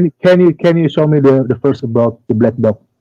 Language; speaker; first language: English; non-native, learner; Indonesian